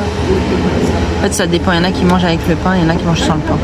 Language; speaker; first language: French; native; French